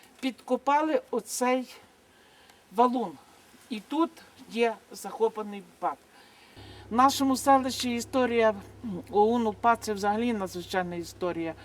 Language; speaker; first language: Ukrainian; native; Ukrainian